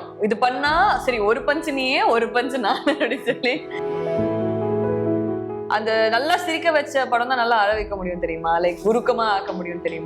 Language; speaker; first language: Tamil; native; Tamil